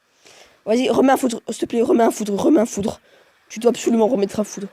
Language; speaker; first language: French; native; French